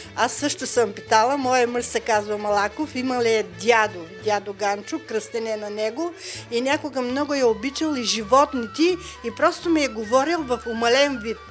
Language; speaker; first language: Bulgarian; native; Bulgarian